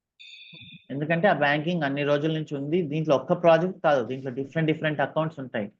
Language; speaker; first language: Telugu; native; Telugu